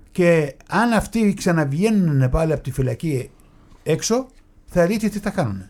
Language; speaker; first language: Greek; non-native, fluent; Arabic